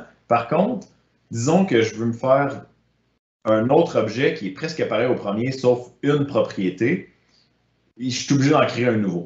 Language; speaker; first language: French; native; French